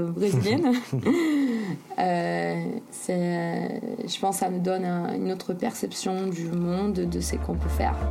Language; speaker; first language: French; non-native, fluent; Portuguese